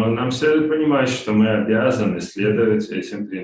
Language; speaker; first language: Russian; native; Russian